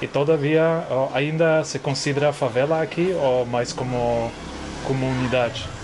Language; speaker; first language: Portuguese; non-native, learner; English